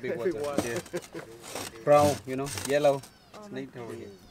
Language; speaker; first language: English; non-native, learner; Vietnamese